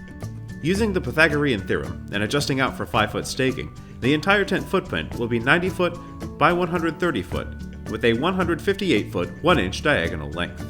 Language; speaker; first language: English; native; English